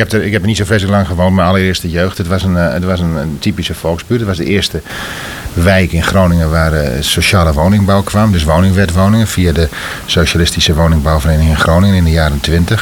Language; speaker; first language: Dutch; native; Dutch